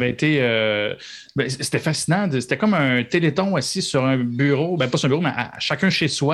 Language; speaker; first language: French; native; French